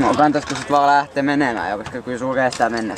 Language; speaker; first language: Finnish; native; Finnish